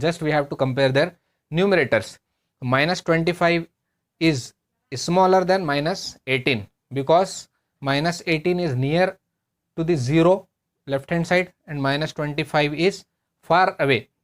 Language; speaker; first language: English; non-native, local second language; Hindi